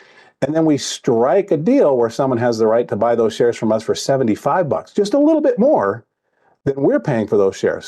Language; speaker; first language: English; native; English